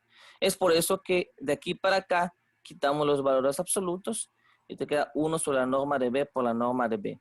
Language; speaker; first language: Spanish; native; Spanish